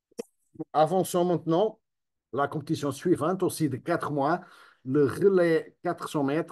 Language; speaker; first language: French; non-native, fluent; Spanish